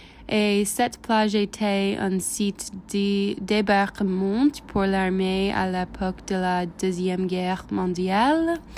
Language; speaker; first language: French; non-native, learner; English